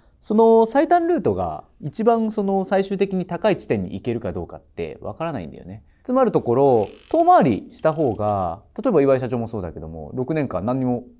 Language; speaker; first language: Japanese; native; Japanese